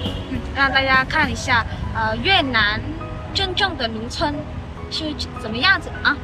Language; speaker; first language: Chinese; non-native, fluent; Vietnamese